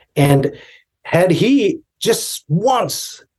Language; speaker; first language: English; non-native, local second language; Tibetan